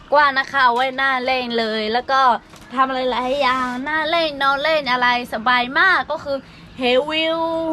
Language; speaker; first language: Thai; non-native, local second language; Lahu